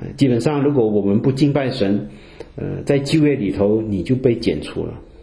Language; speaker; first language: Chinese; native; Chinese